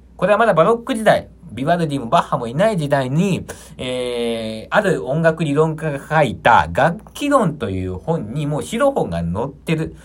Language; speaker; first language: Japanese; native; Japanese